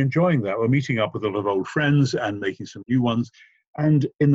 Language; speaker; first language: English; native; English